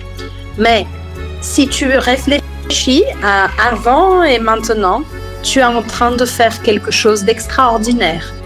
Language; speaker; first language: French; non-native, fluent; Spanish